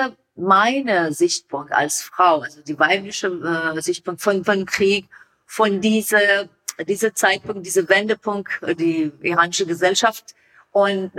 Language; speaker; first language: German; non-native, learner; Persian